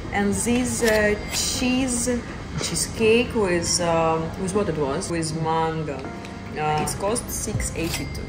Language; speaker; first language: English; non-native, learner; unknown